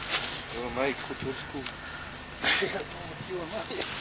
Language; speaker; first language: Bosnian; native; Bosnian